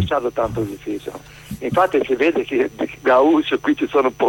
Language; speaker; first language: Italian; non-native, fluent; Portuguese